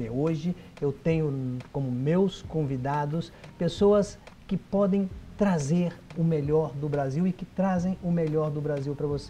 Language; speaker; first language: Portuguese; native; Portuguese